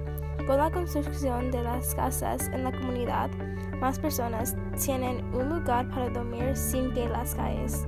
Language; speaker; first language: Spanish; non-native, learner; English